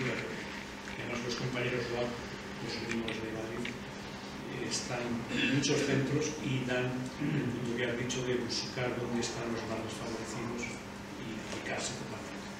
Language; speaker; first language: Spanish; native; Spanish